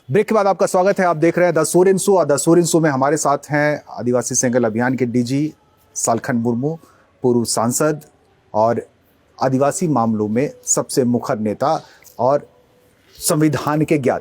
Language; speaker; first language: Hindi; native; Hindi